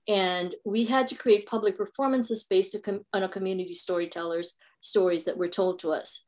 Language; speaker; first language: English; non-native, local second language; Filipino